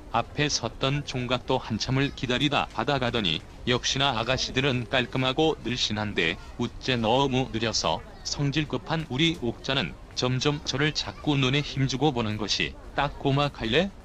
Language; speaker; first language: Korean; native; Korean